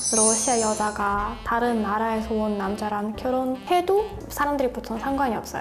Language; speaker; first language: Korean; non-native, fluent; Russian